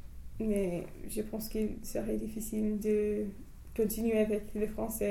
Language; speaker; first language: French; non-native, learner; English